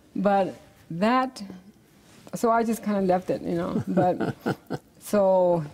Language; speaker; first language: English; native; English